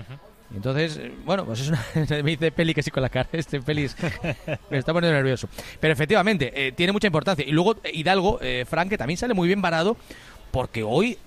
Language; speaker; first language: Spanish; native; Spanish